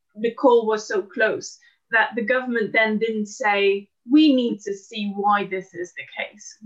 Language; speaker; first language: English; non-native, fluent; Dutch